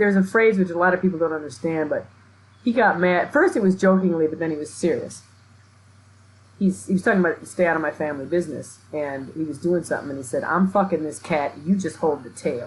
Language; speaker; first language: English; native; English